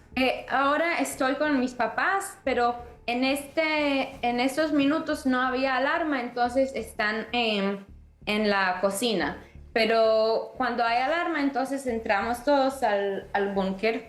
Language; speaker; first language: Spanish; early bilingual, heritage; Spanish